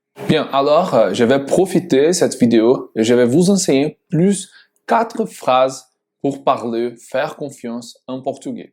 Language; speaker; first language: French; non-native, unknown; Portuguese